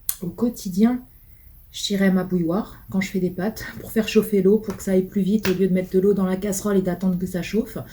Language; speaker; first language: French; early bilingual, other home language; Portuguese